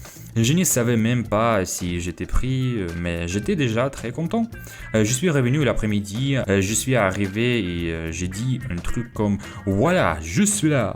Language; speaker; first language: French; non-native, fluent; Russian